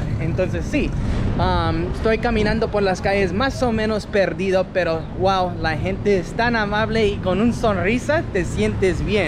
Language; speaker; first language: Spanish; early bilingual, heritage; Spanish